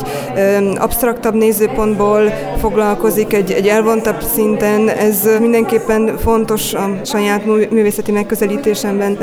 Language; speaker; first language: Hungarian; native; Hungarian